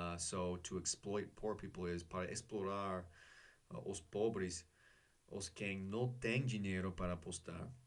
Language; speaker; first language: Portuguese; non-native, learner; English